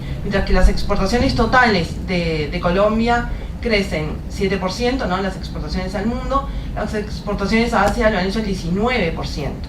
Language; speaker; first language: Spanish; native; Spanish